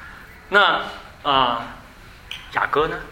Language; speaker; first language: Chinese; native; Chinese